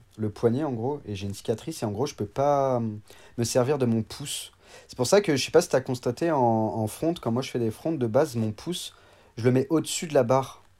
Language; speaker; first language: French; native; French